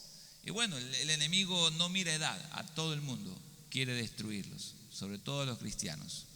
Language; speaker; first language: Spanish; native; Spanish